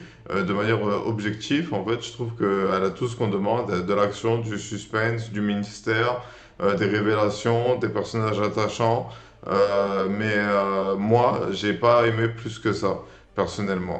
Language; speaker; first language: French; native; French